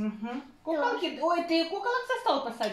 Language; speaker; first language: Russian; native; Russian